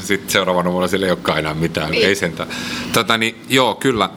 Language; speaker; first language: Finnish; native; Finnish